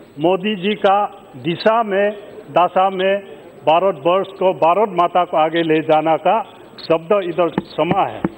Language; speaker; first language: Hindi; non-native, local second language; Adi